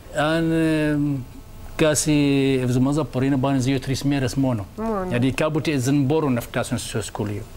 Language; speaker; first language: Greek; non-native, learner; Arabic